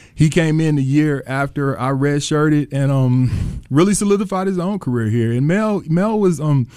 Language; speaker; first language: English; native; English